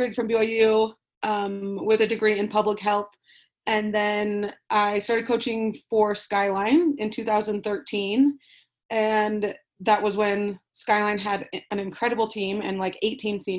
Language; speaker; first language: English; native; English